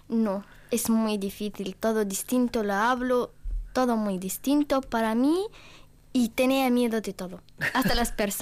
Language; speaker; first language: Spanish; non-native, learner; Ukrainian